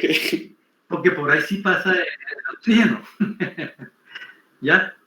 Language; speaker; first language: Spanish; native; Spanish